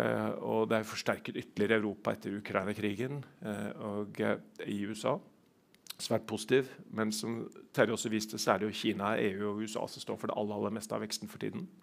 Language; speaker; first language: Norwegian; native; Norwegian